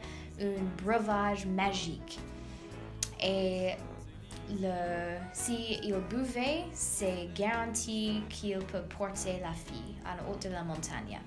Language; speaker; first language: French; non-native, learner; English